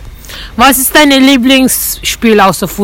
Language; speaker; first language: German; non-native, local second language; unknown